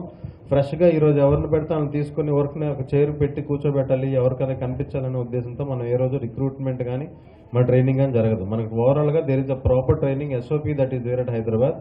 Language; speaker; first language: Telugu; native; Telugu